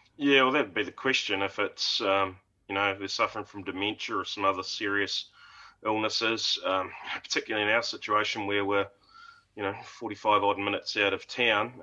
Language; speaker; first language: English; native; English